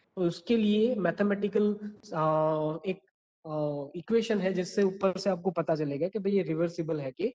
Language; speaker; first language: Hindi; non-native, local second language; Gujarati